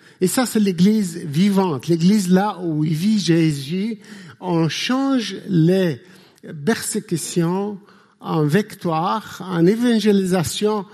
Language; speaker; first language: French; non-native, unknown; Arabic